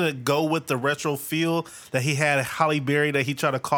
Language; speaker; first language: English; native; English